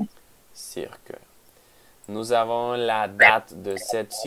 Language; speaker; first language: French; non-native, fluent; Spanish